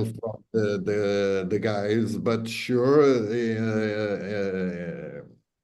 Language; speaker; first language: English; non-native, fluent; Portuguese